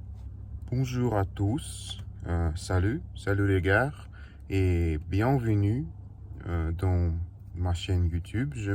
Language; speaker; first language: French; non-native, learner; Russian